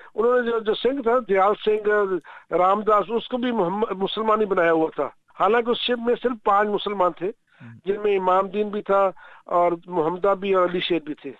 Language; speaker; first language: Urdu; non-native, local second language; Punjabi